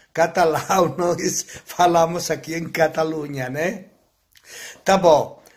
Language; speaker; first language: Portuguese; non-native, fluent; Spanish